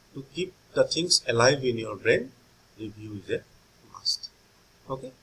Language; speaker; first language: English; non-native, local second language; Assamese